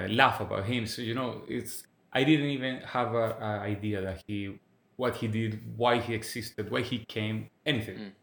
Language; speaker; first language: English; non-native, fluent; Spanish